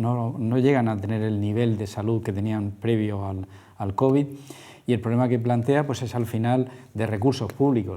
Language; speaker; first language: Spanish; native; Spanish